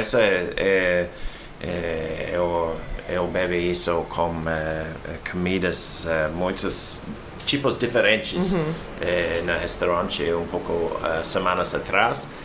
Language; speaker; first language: Portuguese; non-native, learner; English